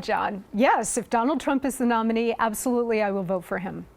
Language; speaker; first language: English; native; English